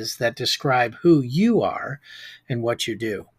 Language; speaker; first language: English; native; English